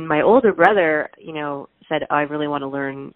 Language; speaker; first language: English; native; English